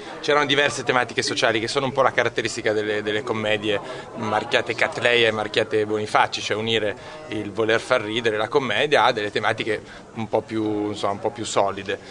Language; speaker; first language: Italian; native; Italian